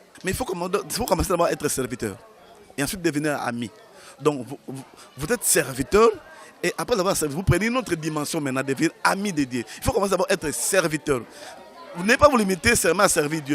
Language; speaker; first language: French; non-native, local second language; Lingala